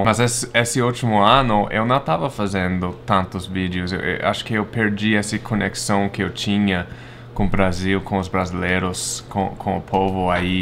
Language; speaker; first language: Portuguese; non-native, fluent; English